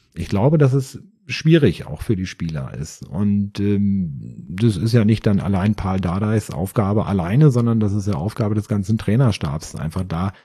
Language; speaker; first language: German; native; German